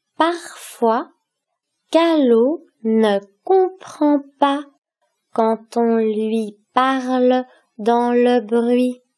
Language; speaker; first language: French; native; French